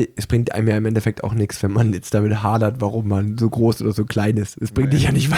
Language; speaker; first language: German; native; German